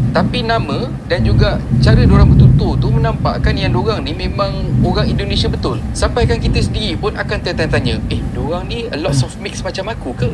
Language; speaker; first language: Malay; native; Malay